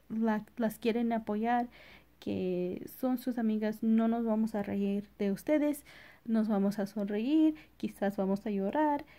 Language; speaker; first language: Spanish; early bilingual, other home language; English